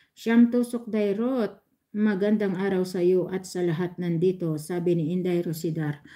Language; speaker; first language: Filipino; non-native, local second language; Hiligaynon